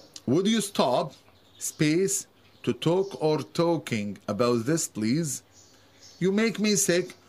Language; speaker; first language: English; non-native, fluent; Arabic